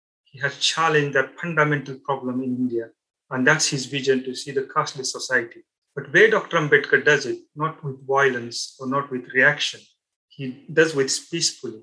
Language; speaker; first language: English; non-native, local second language; Marathi